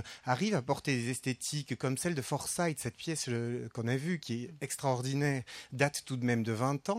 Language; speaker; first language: French; native; French